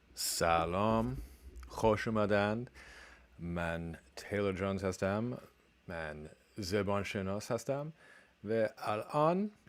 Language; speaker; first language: Persian; non-native, learner; English